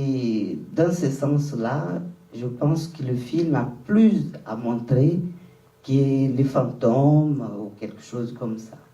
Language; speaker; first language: French; non-native, fluent; Portuguese